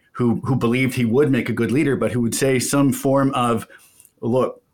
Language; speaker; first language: English; native; English